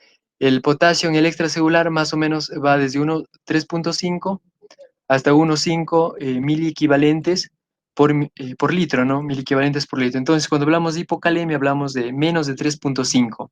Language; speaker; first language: Spanish; native; Spanish